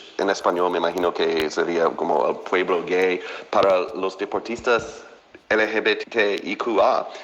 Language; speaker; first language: Spanish; non-native, fluent; English